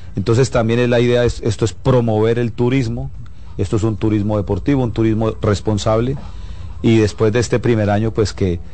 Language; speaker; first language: Spanish; native; Spanish